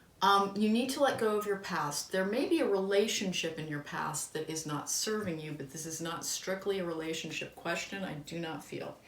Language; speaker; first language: English; native; English